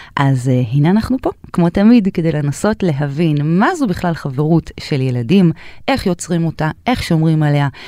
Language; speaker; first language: Hebrew; native; Hebrew